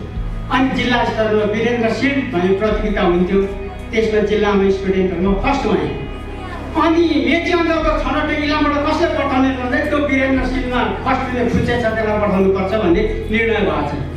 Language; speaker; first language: Nepali; native; Nepali